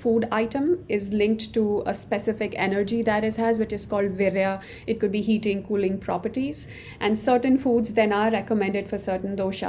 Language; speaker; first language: English; non-native, local second language; Hindi